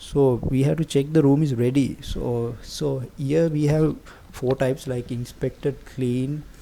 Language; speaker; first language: English; non-native, local second language; Sinhala